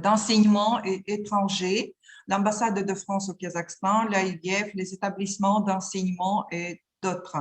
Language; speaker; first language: French; non-native, fluent; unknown